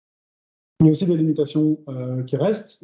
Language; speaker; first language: French; native; French